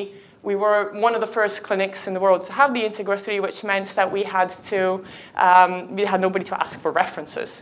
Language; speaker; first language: English; native; English